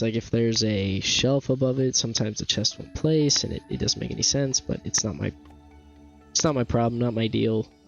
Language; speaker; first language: English; native; English